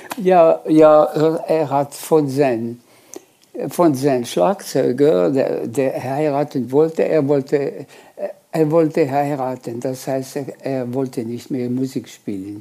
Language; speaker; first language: German; non-native, local second language; French